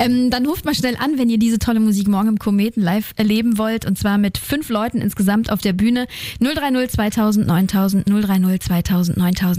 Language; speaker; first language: German; native; German